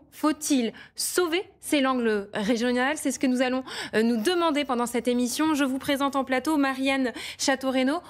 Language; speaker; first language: French; native; French